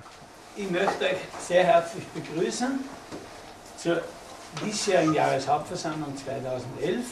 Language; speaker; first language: German; native; German